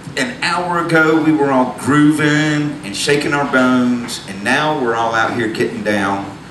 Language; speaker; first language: English; native; English